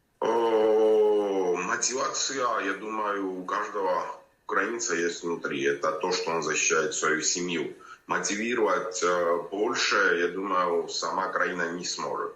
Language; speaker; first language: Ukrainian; non-native, learner; Georgian